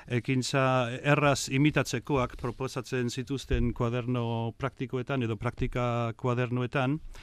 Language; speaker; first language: Basque; non-native, fluent; German